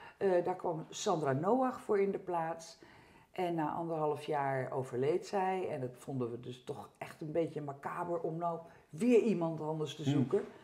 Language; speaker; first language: Dutch; early bilingual, heritage; French